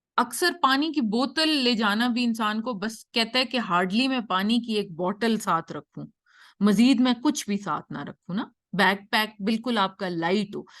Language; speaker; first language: Urdu; native; Urdu